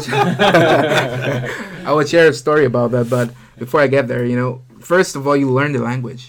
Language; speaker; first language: English; non-native, local second language; Korean